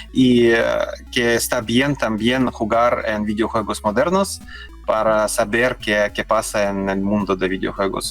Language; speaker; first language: Spanish; non-native, learner; Russian